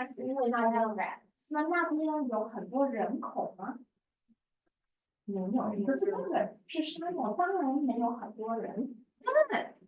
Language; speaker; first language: Chinese; non-native, fluent; English